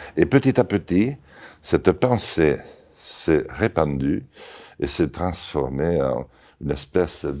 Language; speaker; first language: French; non-native, local second language; Occitan